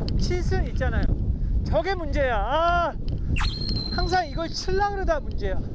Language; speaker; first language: Korean; native; Korean